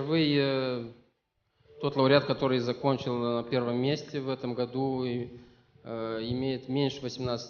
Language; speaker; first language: Russian; non-native, fluent; French